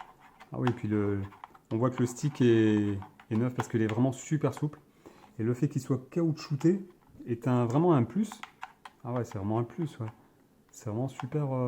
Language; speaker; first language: French; native; French